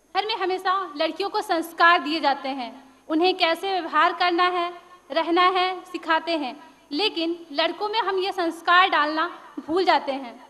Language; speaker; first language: Hindi; native; Hindi